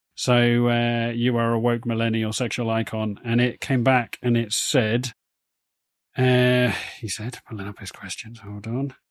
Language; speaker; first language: English; native; English